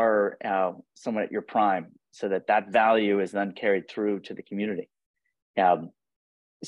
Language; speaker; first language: English; native; English